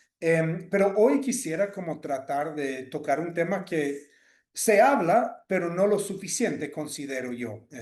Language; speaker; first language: Spanish; non-native, fluent; English